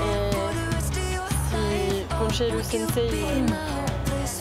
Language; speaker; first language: Japanese; non-native, learner; French